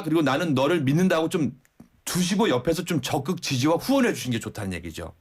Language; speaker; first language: Korean; native; Korean